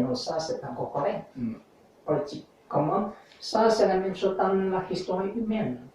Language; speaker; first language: French; non-native, learner; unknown